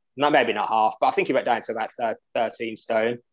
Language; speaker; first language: English; native; English